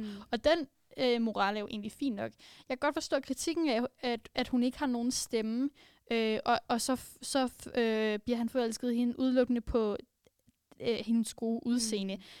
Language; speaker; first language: Danish; native; Danish